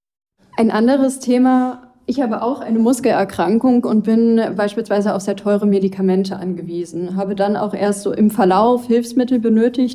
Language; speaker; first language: German; native; German